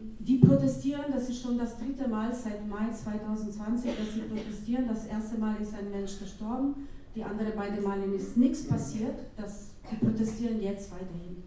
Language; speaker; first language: German; non-native, fluent; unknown